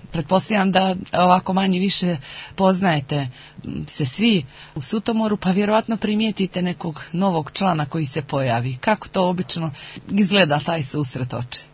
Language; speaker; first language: Serbian; native; Serbian